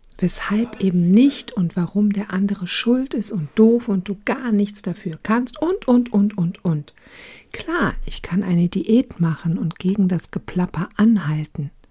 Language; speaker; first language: German; early bilingual, other home language; Croatian